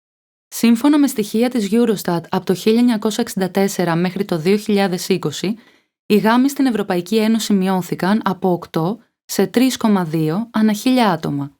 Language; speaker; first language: Greek; native; Greek